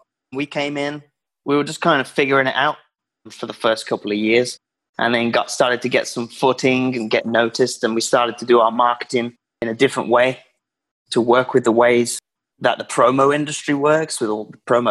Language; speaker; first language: English; native; English